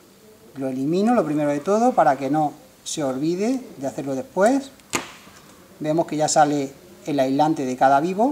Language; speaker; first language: Spanish; native; Spanish